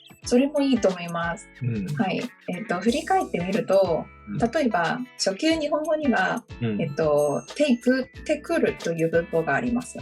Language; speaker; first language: Japanese; non-native, fluent; Chinese